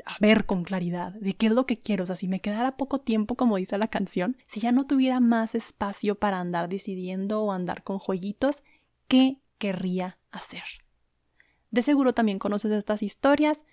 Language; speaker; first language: Spanish; native; Spanish